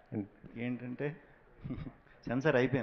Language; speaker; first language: Telugu; native; Telugu